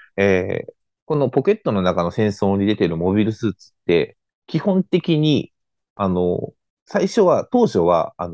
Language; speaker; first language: Japanese; native; Japanese